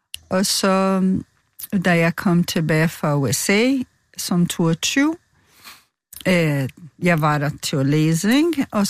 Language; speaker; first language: Danish; non-native, fluent; Portuguese